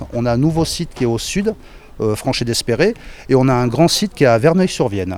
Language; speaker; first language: French; native; French